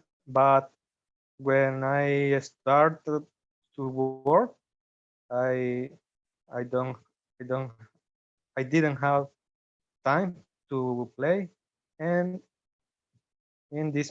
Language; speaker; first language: English; non-native, learner; Spanish